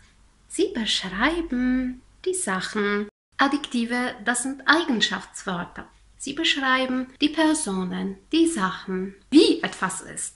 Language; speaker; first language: German; non-native, fluent; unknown